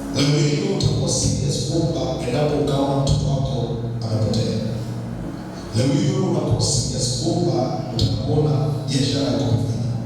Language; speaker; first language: Swahili; non-native, local second language; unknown